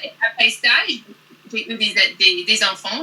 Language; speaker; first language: French; non-native, learner; English